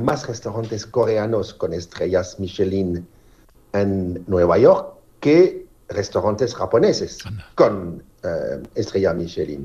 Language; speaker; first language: Spanish; non-native, fluent; French